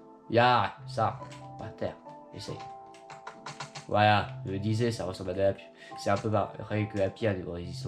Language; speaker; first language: French; native; French